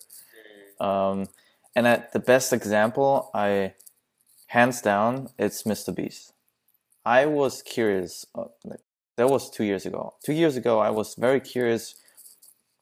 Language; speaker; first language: English; non-native, fluent; German